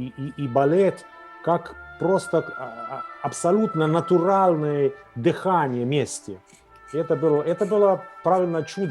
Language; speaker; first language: Russian; non-native, fluent; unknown